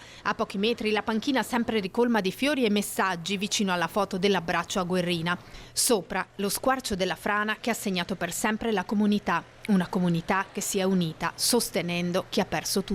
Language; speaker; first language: Italian; native; Italian